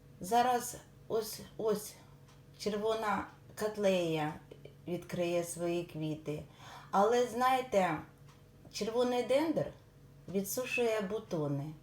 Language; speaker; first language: Ukrainian; native; Ukrainian